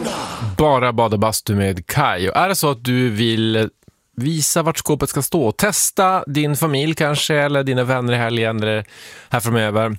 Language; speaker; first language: Swedish; native; Swedish